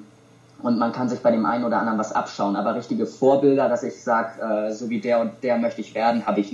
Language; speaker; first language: German; native; German